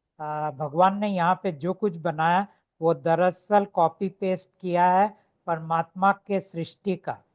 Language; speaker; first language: Hindi; non-native, local second language; Bangla